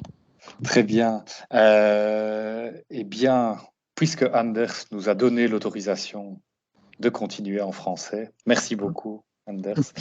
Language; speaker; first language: French; native; French